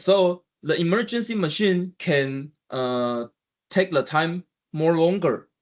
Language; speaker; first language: English; non-native, learner; Chinese